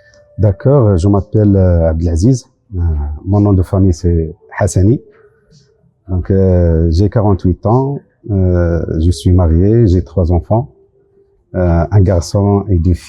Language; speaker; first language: French; non-native, local second language; Arabic